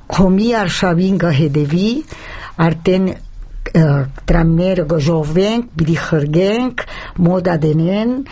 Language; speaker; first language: Armenian; early bilingual, heritage; Armenian